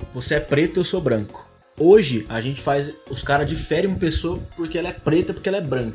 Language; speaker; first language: Portuguese; native; Portuguese